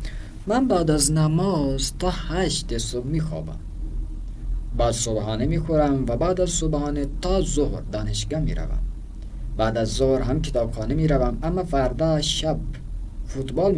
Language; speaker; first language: Persian; non-native, fluent; Urdu